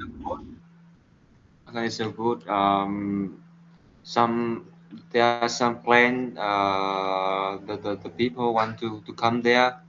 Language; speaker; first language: English; non-native, learner; Vietnamese